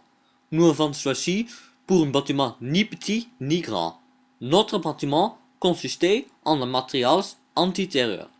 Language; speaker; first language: French; non-native, learner; Dutch